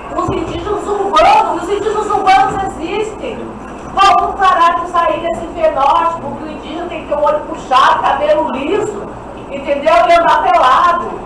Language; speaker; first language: Portuguese; non-native, local second language; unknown